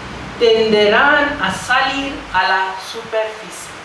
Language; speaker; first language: Spanish; non-native, fluent; Bangla